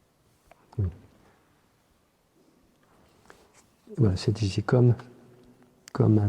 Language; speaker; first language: French; native; French